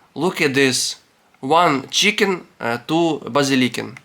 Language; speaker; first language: English; non-native, learner; Ukrainian